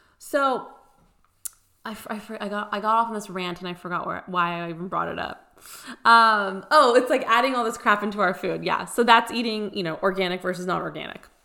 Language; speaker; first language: English; early bilingual, other home language; Persian